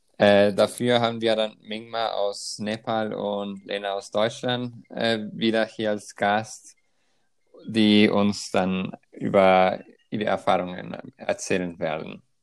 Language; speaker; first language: German; non-native, fluent; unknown